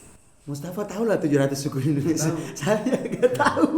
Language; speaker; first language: Indonesian; native; Indonesian